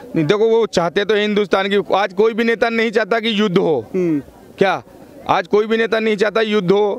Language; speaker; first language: Hindi; native; Hindi